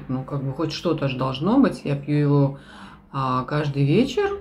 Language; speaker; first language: Russian; native; Russian